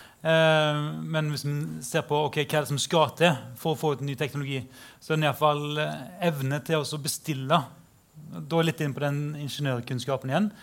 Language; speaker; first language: Norwegian; native; Norwegian